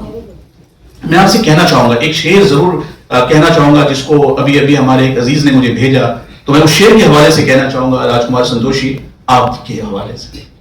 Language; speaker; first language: Hindi; native; Hindi